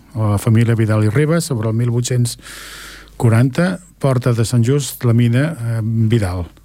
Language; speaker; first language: Catalan; native; Catalan